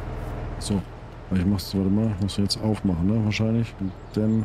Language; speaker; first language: German; native; German